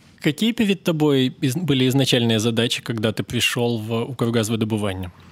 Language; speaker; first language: Russian; native; Russian